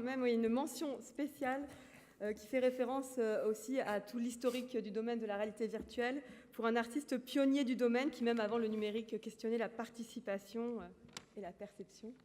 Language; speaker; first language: French; native; French